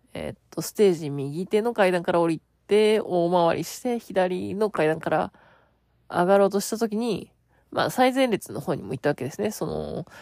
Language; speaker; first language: Japanese; native; Japanese